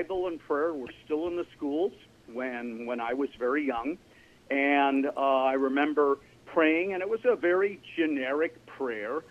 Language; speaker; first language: English; native; English